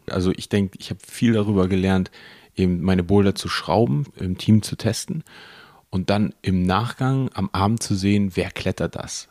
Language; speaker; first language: German; native; German